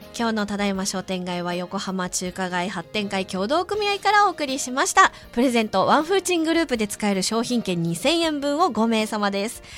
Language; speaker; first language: Japanese; native; Japanese